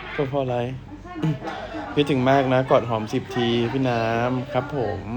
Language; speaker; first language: Thai; native; Thai